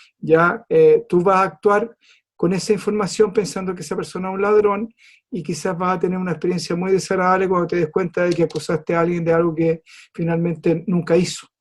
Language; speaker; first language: Spanish; native; Spanish